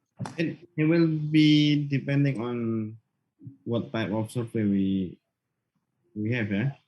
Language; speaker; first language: English; non-native, learner; Malay